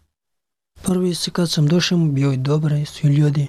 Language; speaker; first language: Serbian; non-native, learner; Pashto